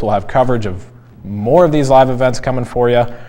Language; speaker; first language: English; native; English